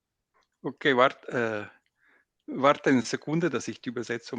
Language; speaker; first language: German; non-native, local second language; French